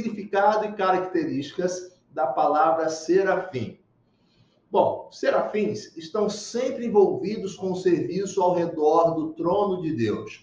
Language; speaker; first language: Portuguese; native; Portuguese